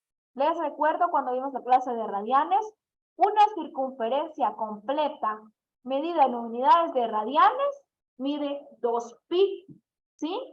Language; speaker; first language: Spanish; native; Spanish